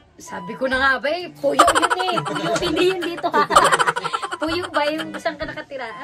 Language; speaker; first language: Filipino; native; Filipino